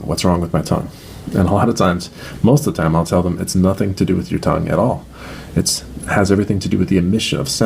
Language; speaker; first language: English; native; English